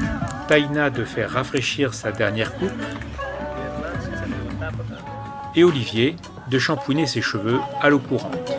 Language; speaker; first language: French; native; French